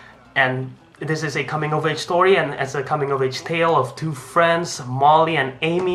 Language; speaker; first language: English; non-native, fluent; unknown